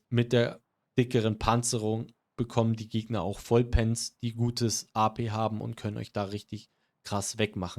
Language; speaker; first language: German; native; German